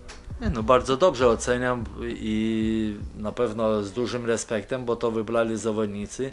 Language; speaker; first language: Polish; non-native, fluent; Lithuanian